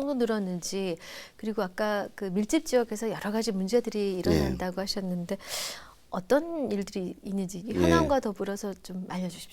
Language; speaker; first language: Korean; native; Korean